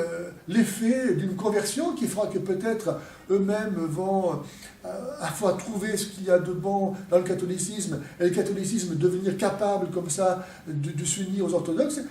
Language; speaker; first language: French; native; French